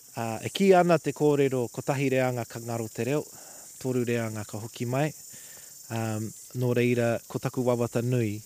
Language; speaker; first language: Māori; non-native, local second language; English